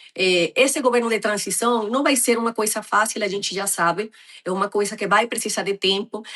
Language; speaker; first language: Portuguese; non-native, fluent; Spanish